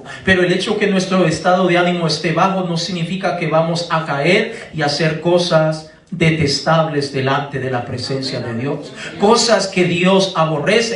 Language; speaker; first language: Spanish; native; Spanish